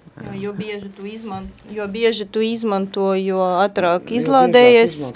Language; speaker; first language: Latvian; non-native, local second language; Russian